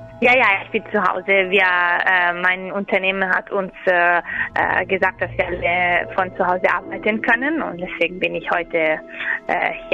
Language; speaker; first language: German; non-native, learner; Italian